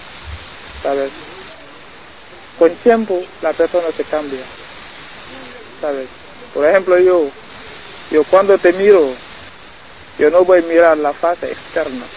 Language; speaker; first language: Spanish; non-native, learner; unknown